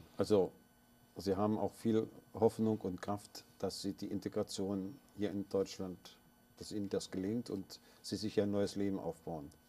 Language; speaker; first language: German; native; German